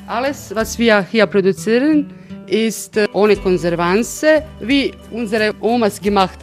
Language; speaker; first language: German; non-native, learner; Croatian